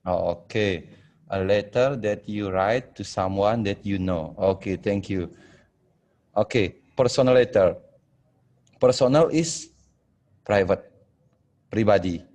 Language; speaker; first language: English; non-native, fluent; Indonesian